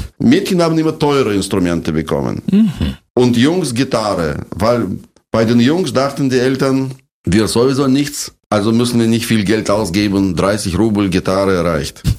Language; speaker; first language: German; non-native, fluent; Russian